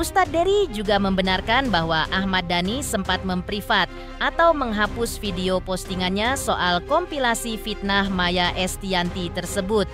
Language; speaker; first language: Indonesian; native; Indonesian